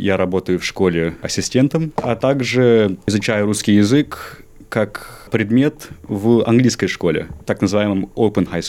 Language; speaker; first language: Russian; early bilingual, heritage; Russian